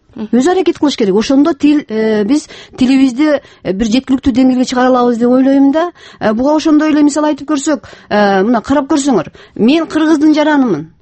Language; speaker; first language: Kyrgyz; non-native, local second language; Russian